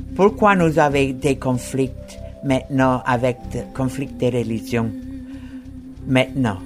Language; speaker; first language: French; non-native, learner; English